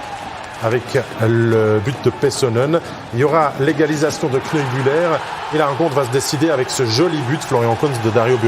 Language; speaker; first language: French; native; French